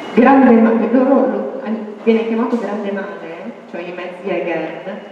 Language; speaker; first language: Italian; native; Italian